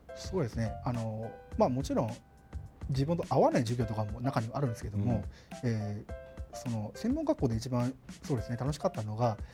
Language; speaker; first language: Japanese; non-native, fluent; Burmese